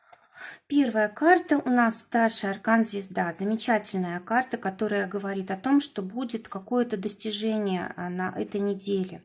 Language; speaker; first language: Russian; native; Russian